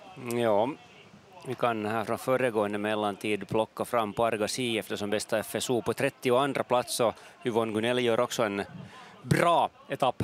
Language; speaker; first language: Swedish; native; Swedish